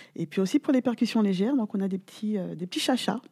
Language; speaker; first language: French; native; French